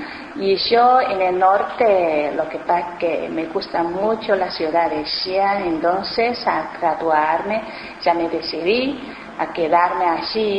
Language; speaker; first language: Spanish; non-native, fluent; Chinese